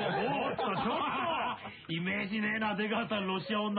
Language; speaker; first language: Japanese; native; Japanese